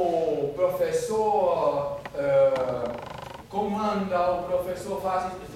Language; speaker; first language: Portuguese; non-native, fluent; German